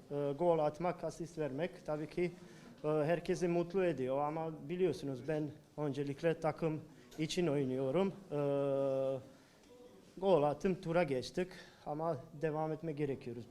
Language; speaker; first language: Turkish; non-native, learner; Bosnian